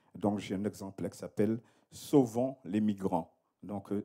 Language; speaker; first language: French; native; French